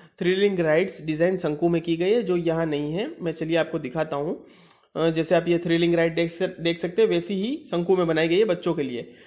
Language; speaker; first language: Hindi; non-native, local second language; Gujarati